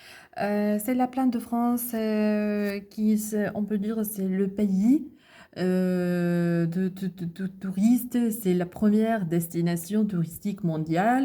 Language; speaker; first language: French; non-native, learner; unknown